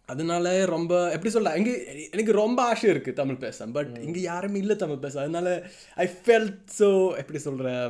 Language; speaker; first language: Tamil; non-native, local second language; Malayalam